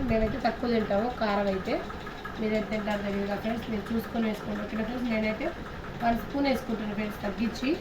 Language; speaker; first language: Telugu; non-native, local second language; Urdu